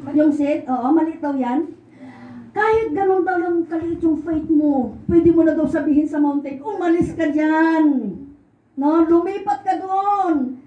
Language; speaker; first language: Filipino; non-native, local second language; Iloko